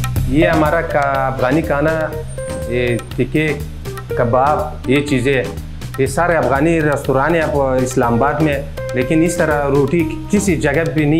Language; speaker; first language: Hindi; non-native, fluent; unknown